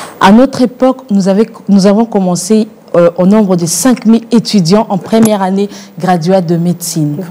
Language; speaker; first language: French; non-native, local second language; Lingala